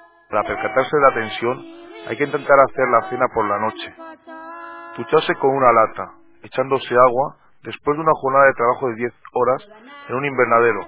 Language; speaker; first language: Spanish; native; Spanish